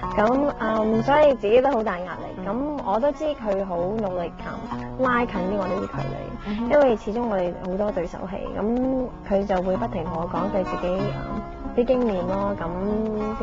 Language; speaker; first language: Cantonese; early bilingual, heritage; Cantonese